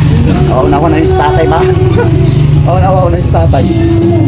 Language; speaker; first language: Filipino; native; Filipino